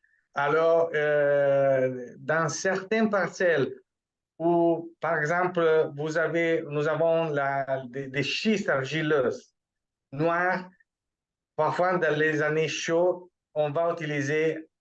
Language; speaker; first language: French; non-native, fluent; Italian